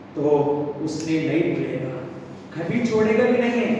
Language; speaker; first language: Hindi; non-native, local second language; Telugu